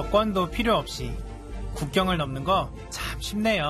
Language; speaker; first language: Korean; native; Korean